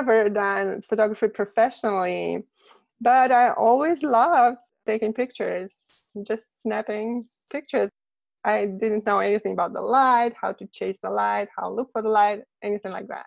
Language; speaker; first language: English; non-native, fluent; Russian